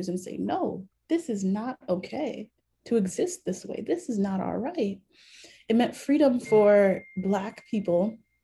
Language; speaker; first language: English; native; English